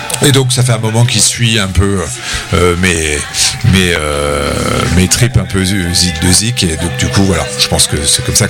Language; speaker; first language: French; native; French